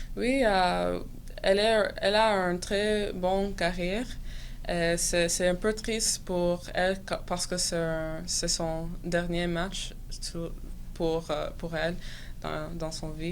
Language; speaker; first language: French; non-native, local second language; English